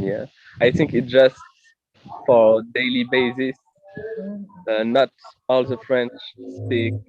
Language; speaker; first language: English; non-native, fluent; French